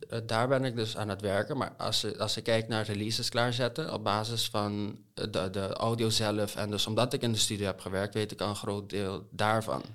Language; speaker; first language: Dutch; non-native, local second language; Papiamento